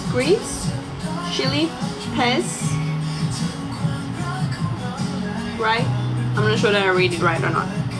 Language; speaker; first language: English; non-native, learner; Thai